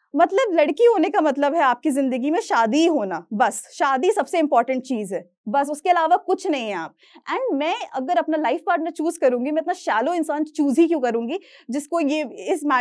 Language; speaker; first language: Hindi; native; Hindi